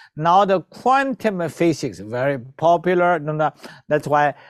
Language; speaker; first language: English; non-native, learner; Chinese